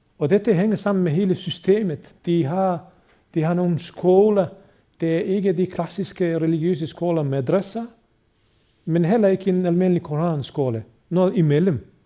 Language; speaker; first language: Danish; non-native, fluent; Bosnian